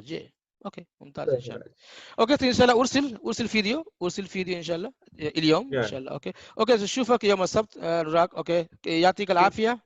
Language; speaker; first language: Arabic; non-native, fluent; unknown